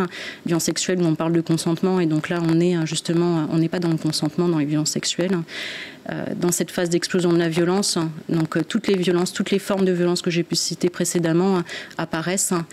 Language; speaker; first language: French; native; French